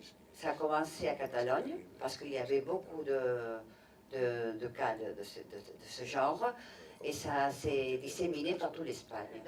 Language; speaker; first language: French; non-native, fluent; Catalan